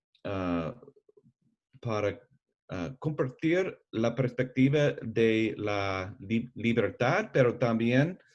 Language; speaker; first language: Spanish; non-native, learner; English